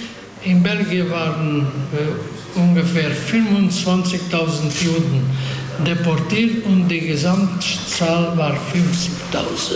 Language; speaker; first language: German; non-native, fluent; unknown